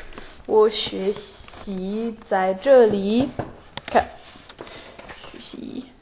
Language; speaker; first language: Chinese; non-native, fluent; Dutch